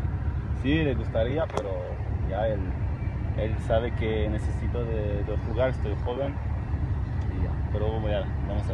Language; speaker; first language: Spanish; non-native, learner; French